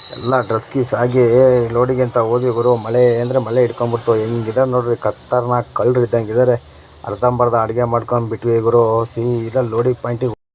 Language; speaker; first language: Kannada; non-native, local second language; Lambadi